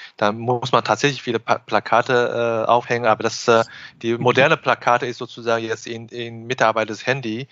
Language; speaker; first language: German; non-native, fluent; Chinese